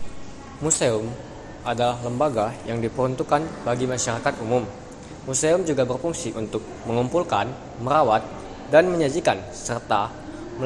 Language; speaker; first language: Indonesian; native; Indonesian